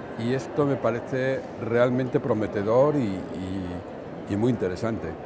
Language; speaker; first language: Spanish; native; Spanish